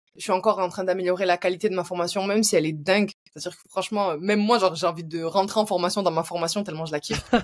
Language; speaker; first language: French; native; French